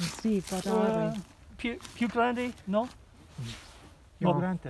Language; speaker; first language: Italian; non-native, learner; English